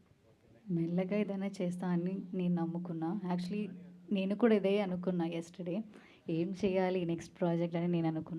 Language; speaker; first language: Telugu; non-native, learner; Malayalam